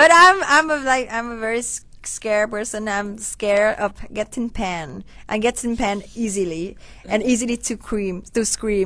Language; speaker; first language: English; non-native, fluent; Vietnamese